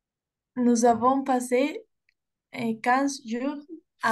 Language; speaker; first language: French; non-native, learner; Spanish